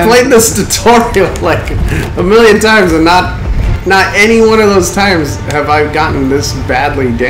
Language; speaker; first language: English; native; English